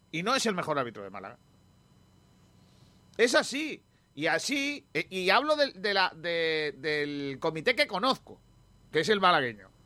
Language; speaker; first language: Spanish; native; Spanish